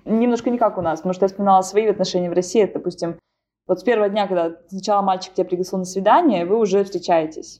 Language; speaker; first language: Russian; native; Russian